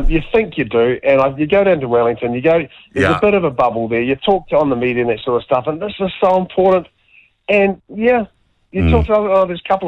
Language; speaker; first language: English; native; English